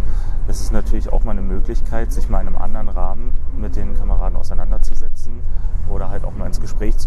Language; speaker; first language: German; native; German